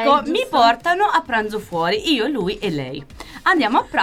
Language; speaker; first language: Italian; native; Italian